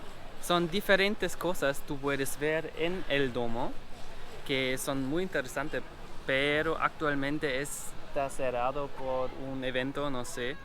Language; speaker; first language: Spanish; non-native, learner; German